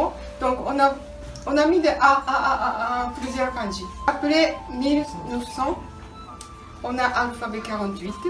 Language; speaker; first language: French; non-native, learner; Japanese